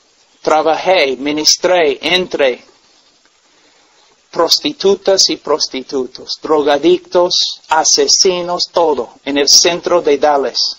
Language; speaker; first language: Spanish; non-native, fluent; English